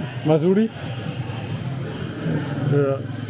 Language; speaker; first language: English; non-native, learner; French